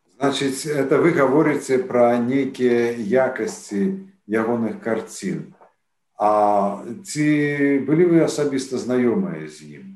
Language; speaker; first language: Belarusian; native; Belarusian